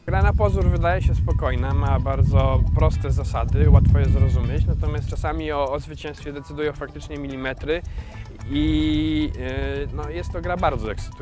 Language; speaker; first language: Polish; native; Polish